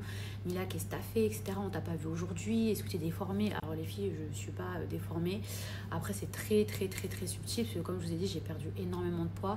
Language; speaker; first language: French; native; French